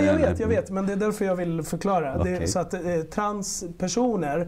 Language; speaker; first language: Swedish; early bilingual, other home language; Spanish